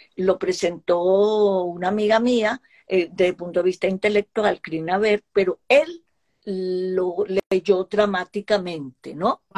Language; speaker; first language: Spanish; early bilingual, other home language; Hebrew